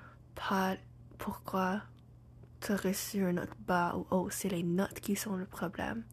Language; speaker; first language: French; non-native, learner; English